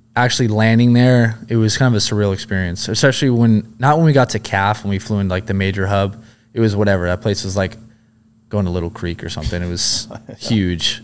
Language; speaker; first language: English; native; English